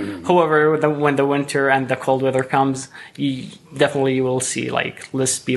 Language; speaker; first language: English; non-native, fluent; Arabic